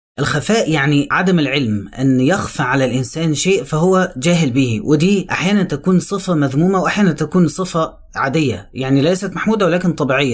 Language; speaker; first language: Arabic; native; Arabic